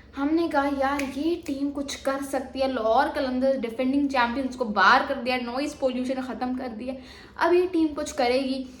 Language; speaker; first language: Urdu; non-native, local second language; Sindhi